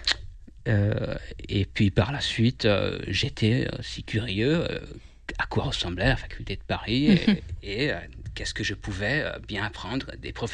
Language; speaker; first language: French; non-native, fluent; Hungarian